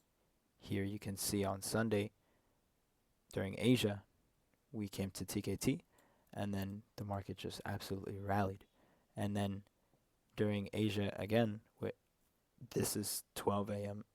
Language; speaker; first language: English; native; English